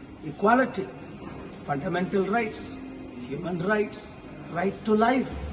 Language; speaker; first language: English; non-native, local second language; Telugu